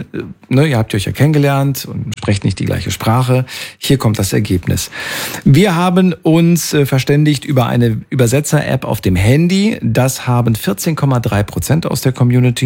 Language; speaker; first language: German; native; German